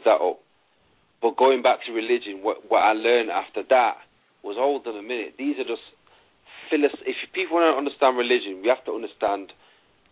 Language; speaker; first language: English; native; English